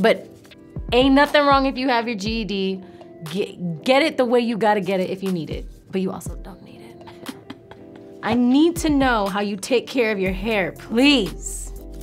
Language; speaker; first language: English; early bilingual, other home language; Spanish